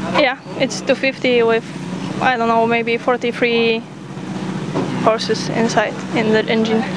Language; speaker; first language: English; non-native, learner; Polish